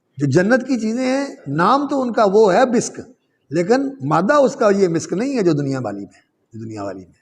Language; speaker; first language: Urdu; non-native, local second language; Punjabi